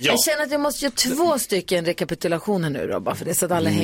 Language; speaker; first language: Swedish; native; Swedish